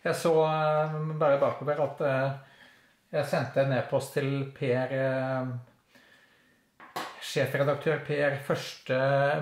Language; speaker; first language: Norwegian; native; Norwegian